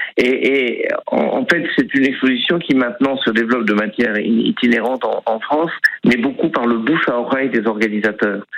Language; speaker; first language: French; native; French